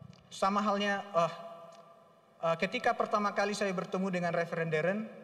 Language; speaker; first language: Indonesian; non-native, local second language; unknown